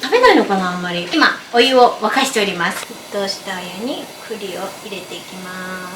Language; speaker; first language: Japanese; native; Japanese